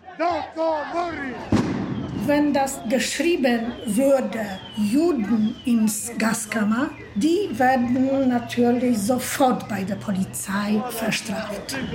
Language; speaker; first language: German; non-native, fluent; Polish